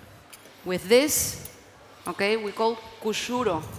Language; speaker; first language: English; non-native, learner; Spanish